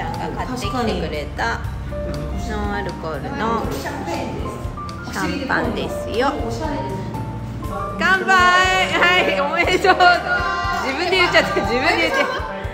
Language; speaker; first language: Japanese; native; Japanese